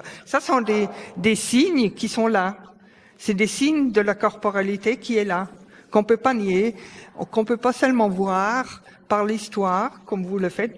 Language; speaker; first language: French; non-native, fluent; German